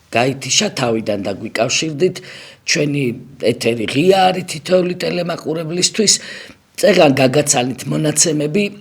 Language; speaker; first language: Georgian; native; Georgian